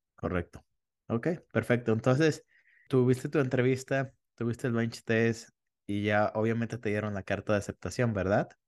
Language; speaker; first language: Spanish; native; Spanish